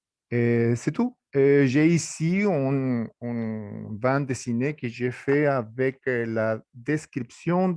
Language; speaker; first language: French; non-native, fluent; Spanish